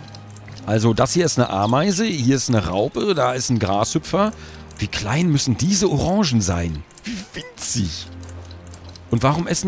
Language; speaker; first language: German; native; German